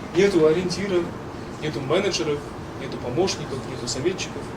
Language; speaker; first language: Russian; non-native, local second language; Kazakh